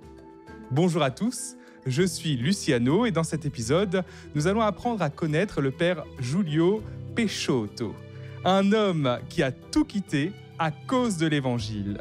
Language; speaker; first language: French; native; French